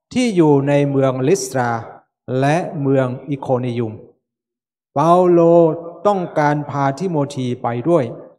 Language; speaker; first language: Thai; native; Thai